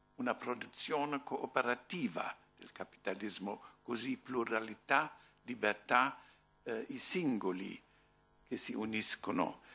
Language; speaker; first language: Italian; non-native, fluent; German